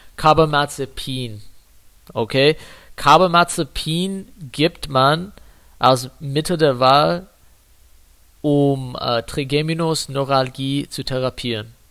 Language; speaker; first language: German; non-native, fluent; English